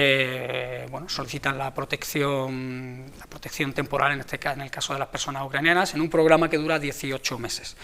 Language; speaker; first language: Spanish; native; Spanish